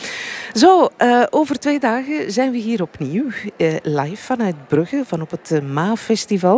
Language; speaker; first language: Dutch; native; Dutch